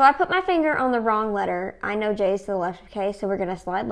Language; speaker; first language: English; native; English